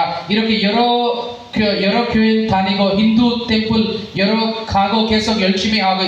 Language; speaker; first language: Korean; non-native, learner; Telugu